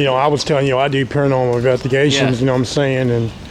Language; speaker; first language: English; native; English